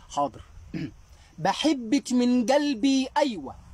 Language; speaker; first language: Arabic; native; Arabic